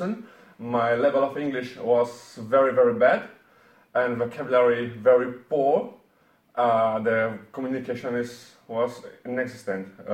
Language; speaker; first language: English; non-native, learner; Portuguese